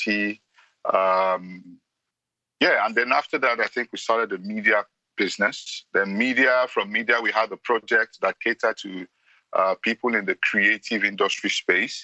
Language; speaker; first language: English; non-native, local second language; Yoruba